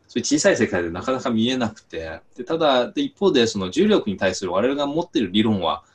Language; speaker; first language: Japanese; non-native, fluent; Chinese